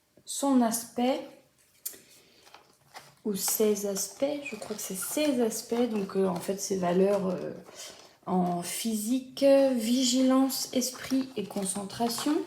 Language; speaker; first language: French; native; French